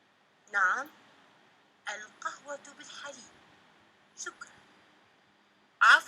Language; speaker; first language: Arabic; non-native, learner; Indonesian